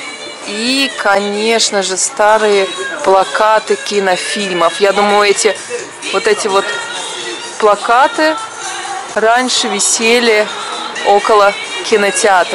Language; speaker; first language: Russian; native; Russian